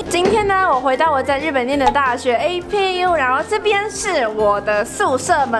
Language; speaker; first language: Chinese; native; Chinese